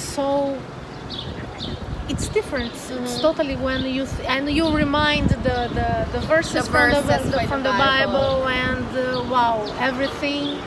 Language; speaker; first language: English; non-native, learner; Portuguese